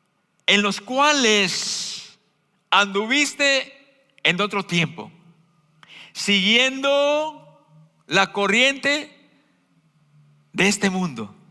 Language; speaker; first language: Spanish; native; Spanish